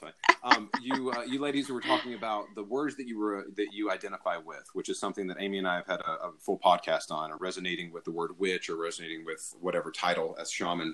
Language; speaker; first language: English; native; English